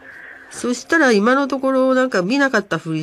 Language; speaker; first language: Japanese; native; Japanese